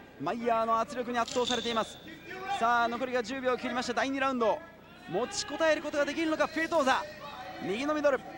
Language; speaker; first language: Japanese; native; Japanese